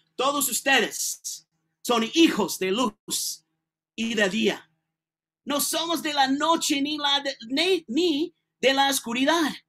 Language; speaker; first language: Spanish; non-native, learner; English